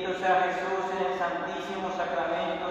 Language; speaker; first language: Spanish; native; Spanish